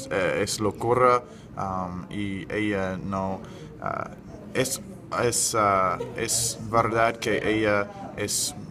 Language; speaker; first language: Spanish; non-native, learner; English